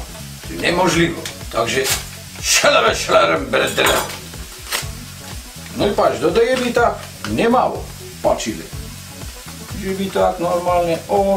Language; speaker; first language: Polish; non-native, learner; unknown